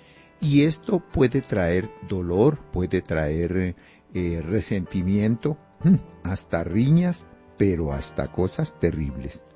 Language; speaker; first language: Spanish; native; Spanish